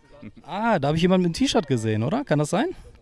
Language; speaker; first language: German; native; German